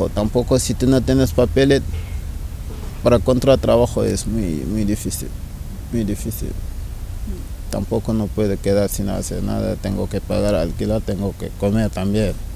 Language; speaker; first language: Spanish; non-native, learner; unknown